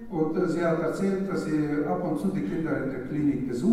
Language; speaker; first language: German; non-native, fluent; Russian